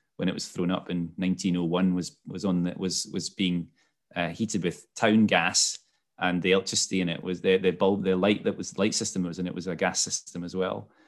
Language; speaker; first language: English; native; English